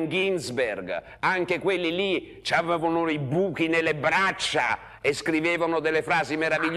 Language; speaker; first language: Italian; native; Italian